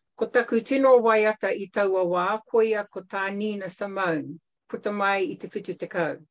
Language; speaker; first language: Māori; non-native, local second language; English